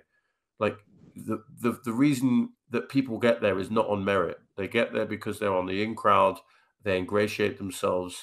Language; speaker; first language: English; native; English